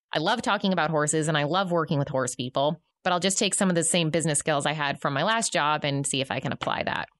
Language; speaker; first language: English; native; English